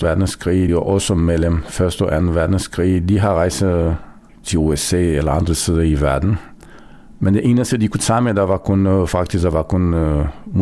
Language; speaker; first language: Danish; non-native, fluent; Romanian